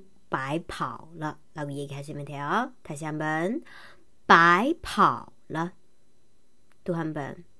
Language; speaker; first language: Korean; non-native, fluent; Chinese